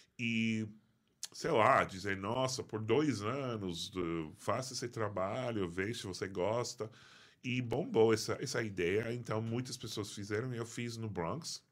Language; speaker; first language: Portuguese; non-native, fluent; English